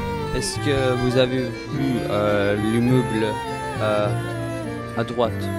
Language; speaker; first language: French; non-native, learner; Bosnian